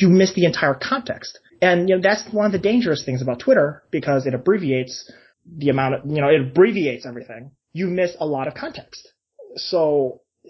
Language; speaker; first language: English; native; English